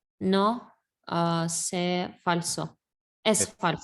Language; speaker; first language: Spanish; non-native, learner; English